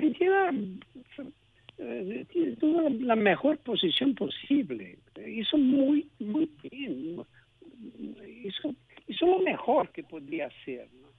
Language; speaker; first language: Spanish; non-native, local second language; Portuguese